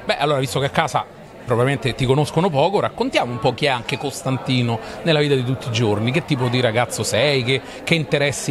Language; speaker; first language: Italian; native; Italian